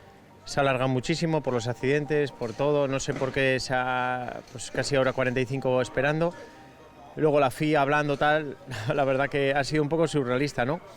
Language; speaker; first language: Spanish; native; Spanish